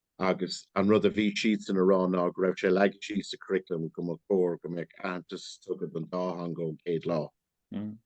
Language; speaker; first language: Irish; non-native, local second language; English